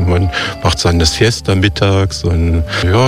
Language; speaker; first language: German; native; German